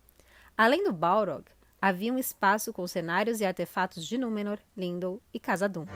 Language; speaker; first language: Portuguese; native; Portuguese